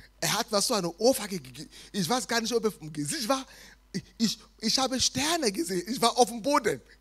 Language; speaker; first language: German; non-native, fluent; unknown